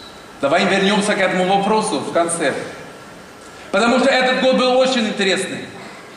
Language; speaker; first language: Russian; non-native, learner; Swedish